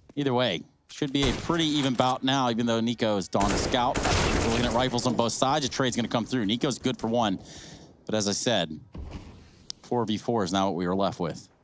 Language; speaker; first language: English; native; English